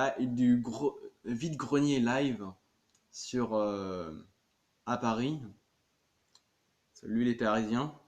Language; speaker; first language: French; native; French